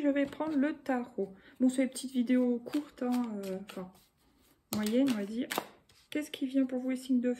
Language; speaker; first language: French; native; French